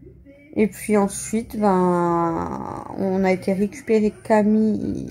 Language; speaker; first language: French; native; French